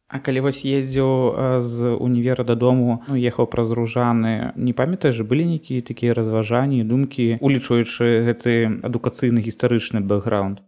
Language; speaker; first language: Belarusian; native; Belarusian